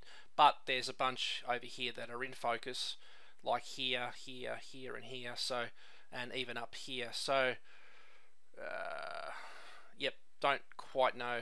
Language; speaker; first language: English; native; English